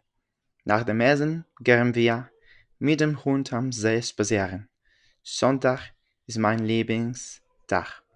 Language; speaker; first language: German; non-native, learner; French